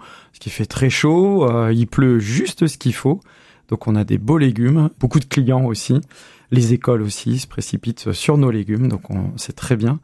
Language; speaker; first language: French; native; French